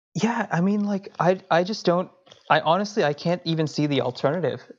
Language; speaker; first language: English; early bilingual, other home language; Hindi